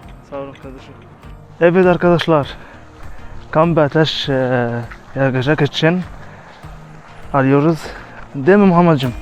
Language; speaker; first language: Turkish; non-native, learner; Arabic